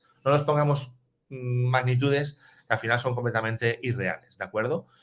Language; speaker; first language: Spanish; native; Spanish